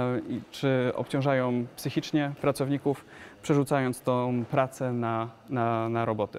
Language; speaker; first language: Polish; native; Polish